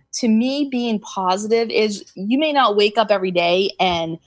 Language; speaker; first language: English; native; English